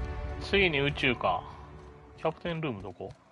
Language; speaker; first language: Japanese; native; Japanese